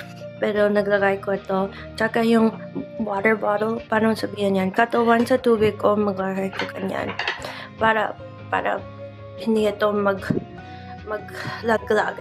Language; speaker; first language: Filipino; non-native, learner; English